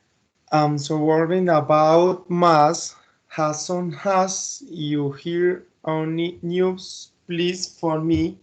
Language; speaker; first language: English; non-native, learner; Spanish